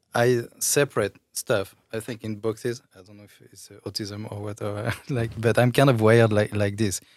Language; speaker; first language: English; non-native, fluent; French